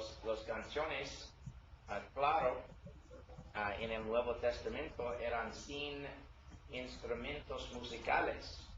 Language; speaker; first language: Spanish; non-native, learner; English